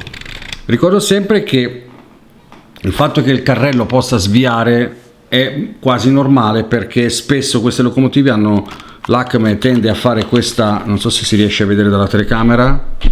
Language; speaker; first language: Italian; native; Italian